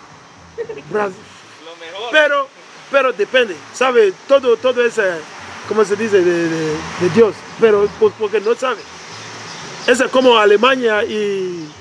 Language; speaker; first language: Spanish; non-native, learner; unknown